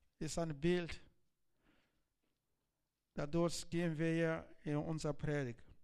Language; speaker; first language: German; non-native, learner; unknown